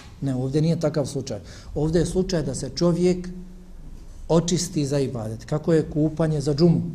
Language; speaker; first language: Bosnian; native; Bosnian